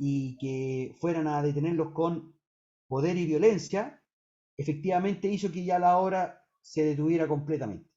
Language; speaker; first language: Spanish; native; Spanish